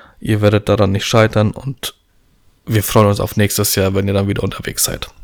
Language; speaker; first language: German; early bilingual, other home language; Polish